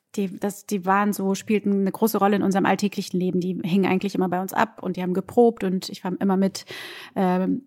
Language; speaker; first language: German; early bilingual, other home language; Portuguese